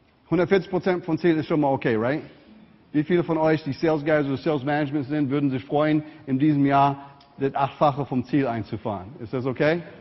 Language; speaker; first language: German; non-native, fluent; English